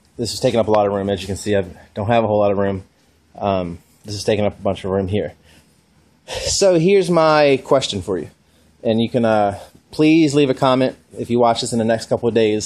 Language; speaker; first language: English; native; English